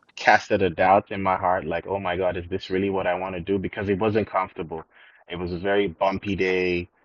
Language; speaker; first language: English; non-native, local second language; Yoruba